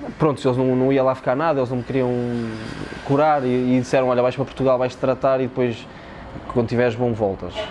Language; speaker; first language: Portuguese; native; Portuguese